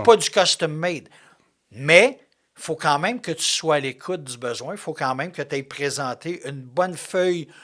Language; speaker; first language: French; native; French